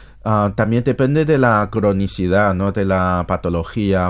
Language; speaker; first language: Spanish; non-native, fluent; Chinese